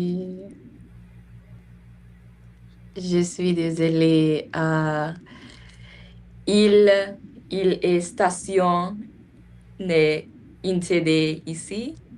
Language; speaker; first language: French; non-native, learner; English